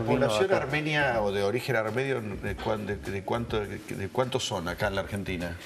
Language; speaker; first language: Spanish; native; Spanish